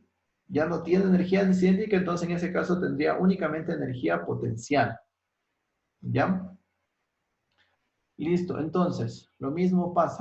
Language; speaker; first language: Spanish; native; Spanish